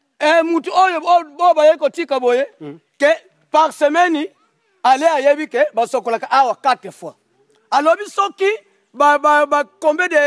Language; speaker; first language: Lingala; non-native, local second language; Kongo